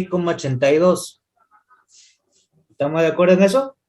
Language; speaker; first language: Spanish; native; Spanish